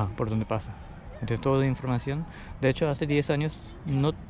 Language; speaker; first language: Spanish; non-native, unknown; Korean